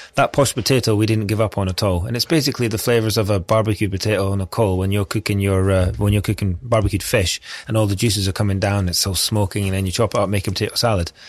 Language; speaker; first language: English; native; English